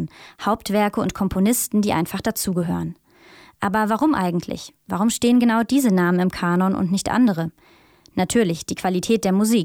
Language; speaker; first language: German; native; German